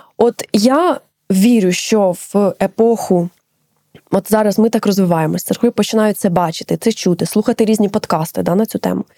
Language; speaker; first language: Ukrainian; native; Ukrainian